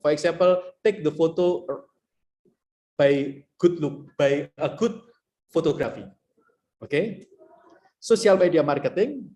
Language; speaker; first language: English; non-native, learner; Indonesian